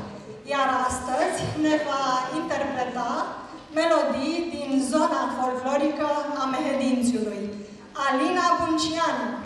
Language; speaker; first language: Romanian; native; Romanian